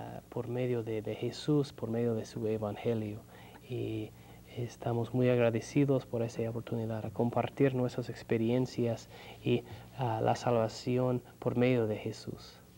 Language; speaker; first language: Spanish; non-native, fluent; English